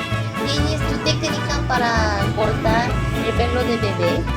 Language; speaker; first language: Spanish; non-native, fluent; Korean